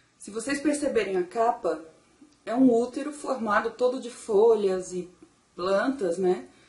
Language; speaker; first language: Portuguese; native; Portuguese